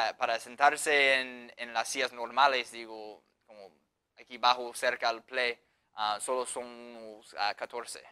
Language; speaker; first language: Spanish; non-native, fluent; English